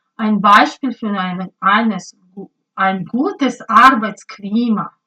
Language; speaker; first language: German; non-native, learner; Ukrainian